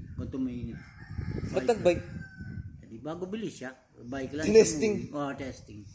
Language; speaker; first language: Filipino; non-native, learner; Punjabi